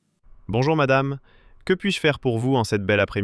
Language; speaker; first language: French; native; French